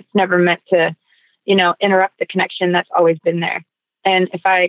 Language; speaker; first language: English; native; English